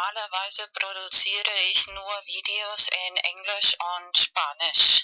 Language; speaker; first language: German; non-native, fluent; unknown